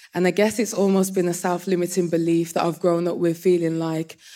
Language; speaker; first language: English; native; English